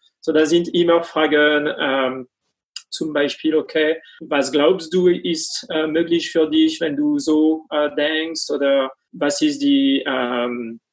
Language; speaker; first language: German; non-native, fluent; French